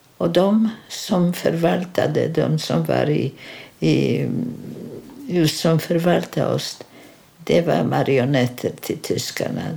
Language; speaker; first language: Swedish; non-native, fluent; Polish